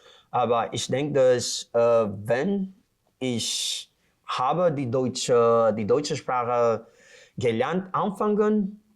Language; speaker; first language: German; non-native, learner; Portuguese